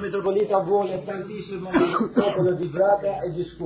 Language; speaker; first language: Italian; non-native, fluent; Albanian